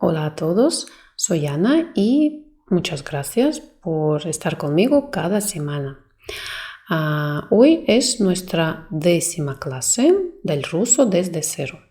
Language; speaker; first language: Spanish; non-native, fluent; Russian